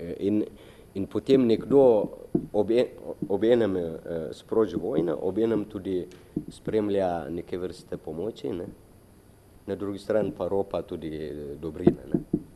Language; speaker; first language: Slovenian; non-native, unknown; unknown